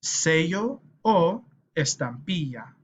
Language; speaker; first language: Spanish; non-native, fluent; English